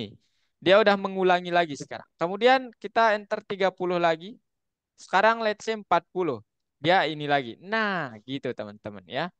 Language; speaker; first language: Indonesian; native; Indonesian